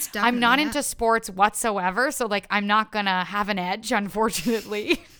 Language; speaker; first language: English; non-native, fluent; French